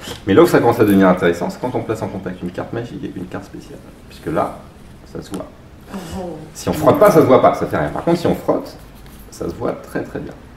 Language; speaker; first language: French; native; French